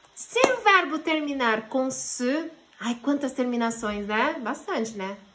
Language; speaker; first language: Portuguese; early bilingual, heritage; Japanese